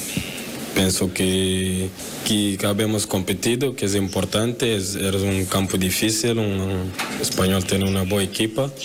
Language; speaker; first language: Spanish; non-native, learner; Portuguese